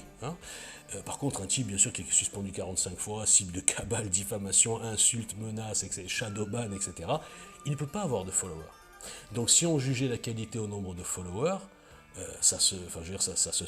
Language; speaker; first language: French; native; French